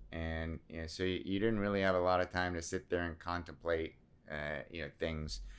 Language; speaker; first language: English; early bilingual, other home language; Assyrian Neo-Aramaic